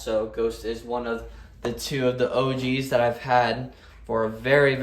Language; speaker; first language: English; native; English